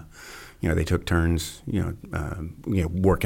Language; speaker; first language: English; native; English